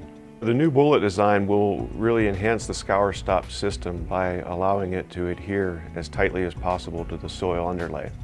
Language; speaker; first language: English; native; English